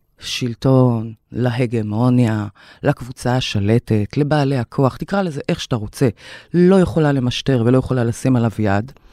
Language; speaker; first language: Hebrew; native; Hebrew